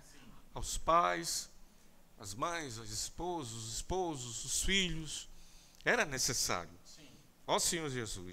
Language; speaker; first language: Portuguese; native; Portuguese